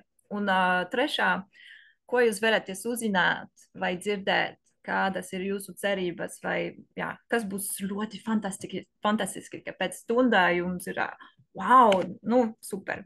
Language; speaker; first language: Latvian; non-native, learner; French